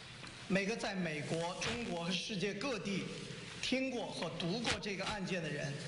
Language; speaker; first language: Chinese; native; Chinese